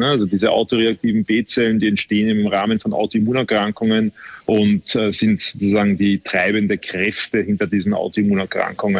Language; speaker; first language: German; native; German